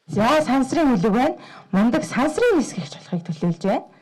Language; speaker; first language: Mongolian; native; Mongolian